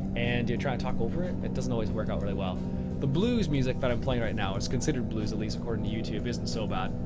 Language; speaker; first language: English; native; English